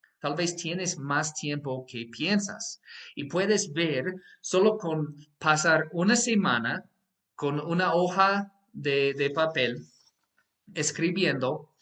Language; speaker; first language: Spanish; non-native, fluent; English